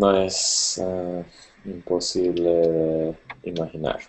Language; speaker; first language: Spanish; non-native, learner; English